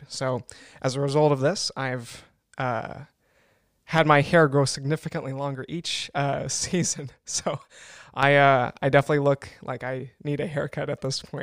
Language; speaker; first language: English; native; English